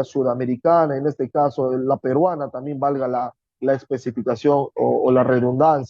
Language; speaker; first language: Spanish; native; Spanish